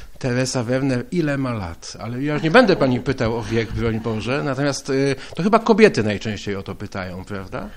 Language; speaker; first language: Polish; native; Polish